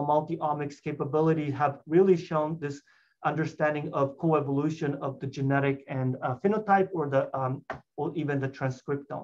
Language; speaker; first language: English; non-native, fluent; Japanese